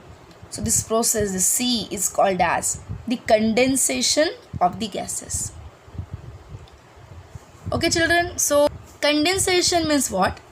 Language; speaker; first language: English; non-native, local second language; Hindi